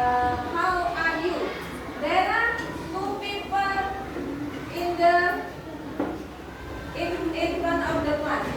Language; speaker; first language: English; non-native, learner; Indonesian